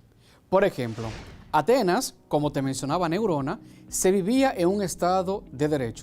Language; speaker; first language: Spanish; native; Spanish